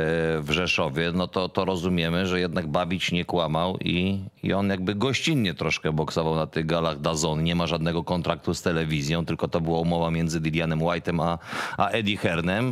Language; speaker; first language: Polish; native; Polish